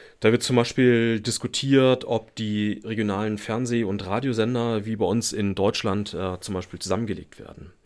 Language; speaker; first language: German; native; German